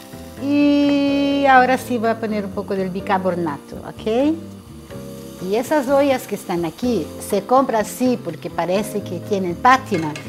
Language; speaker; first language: Spanish; non-native, fluent; Portuguese